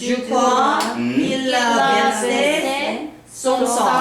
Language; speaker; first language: French; non-native, learner; Korean